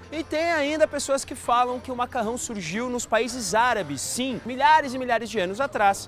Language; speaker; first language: Portuguese; native; Portuguese